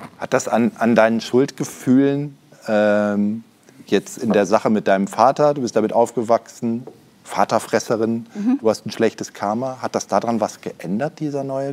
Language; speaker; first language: German; native; German